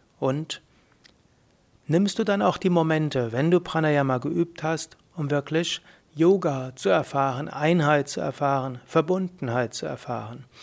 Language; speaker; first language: German; native; German